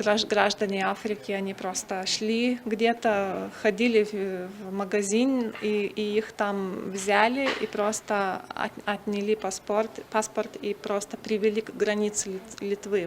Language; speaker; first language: Russian; non-native, fluent; Lithuanian